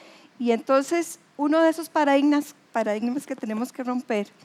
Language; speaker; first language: Spanish; native; Spanish